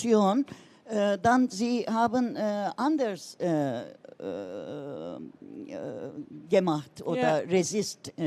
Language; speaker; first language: German; non-native, learner; Turkish